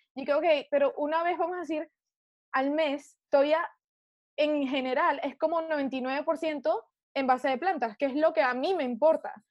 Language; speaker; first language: Spanish; early bilingual, heritage; Spanish